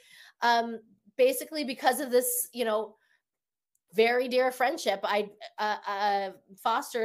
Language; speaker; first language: English; native; English